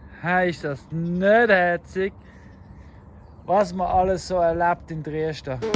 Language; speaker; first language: German; native; German